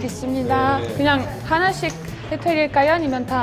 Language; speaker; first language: Korean; non-native, fluent; French